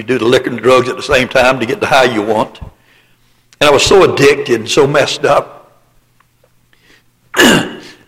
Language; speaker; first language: English; native; English